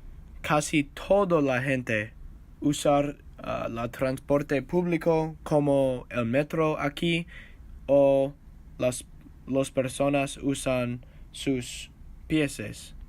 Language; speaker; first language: Spanish; non-native, learner; English